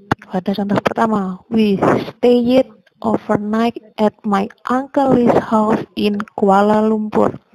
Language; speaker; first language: English; non-native, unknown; Indonesian